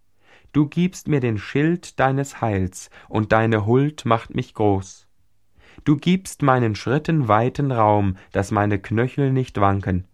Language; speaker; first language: German; native; German